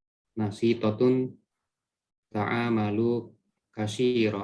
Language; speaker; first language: Arabic; non-native, learner; Indonesian